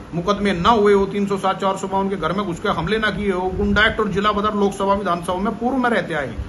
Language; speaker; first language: Hindi; native; Hindi